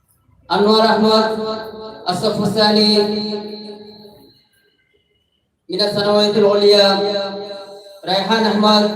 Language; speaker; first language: Arabic; non-native, learner; Bangla